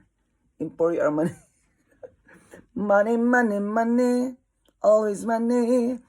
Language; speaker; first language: English; non-native, local second language; Filipino